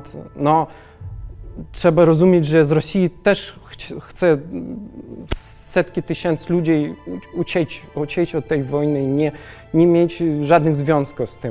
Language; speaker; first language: Polish; non-native, learner; Russian